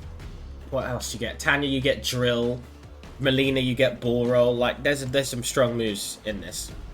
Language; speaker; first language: English; native; English